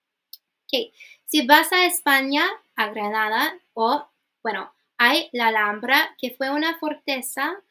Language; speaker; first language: Spanish; non-native, fluent; English